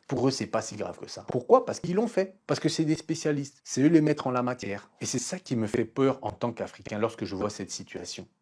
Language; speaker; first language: French; non-native, local second language; Lingala